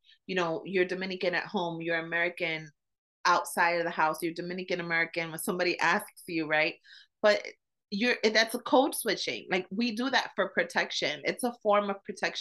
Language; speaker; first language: English; native; English